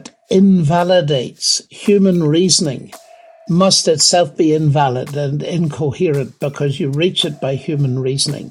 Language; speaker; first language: English; native; English